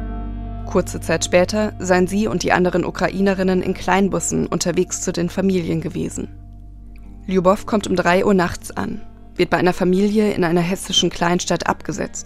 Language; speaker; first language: German; native; German